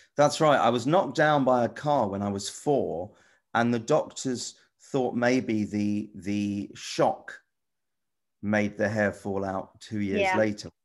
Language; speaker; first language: English; native; English